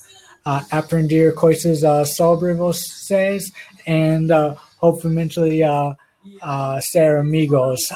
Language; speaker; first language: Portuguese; non-native, learner; English